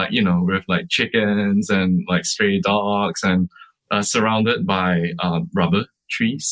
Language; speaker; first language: English; native; English